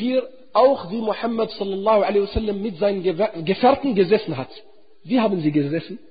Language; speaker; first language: German; non-native, fluent; Arabic